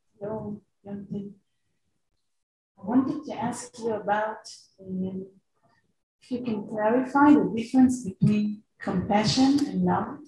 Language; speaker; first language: English; non-native, fluent; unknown